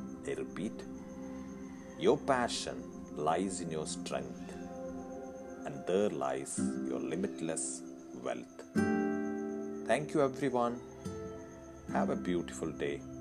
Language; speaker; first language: English; non-native, local second language; Malayalam